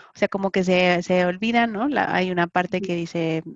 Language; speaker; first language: Spanish; native; Spanish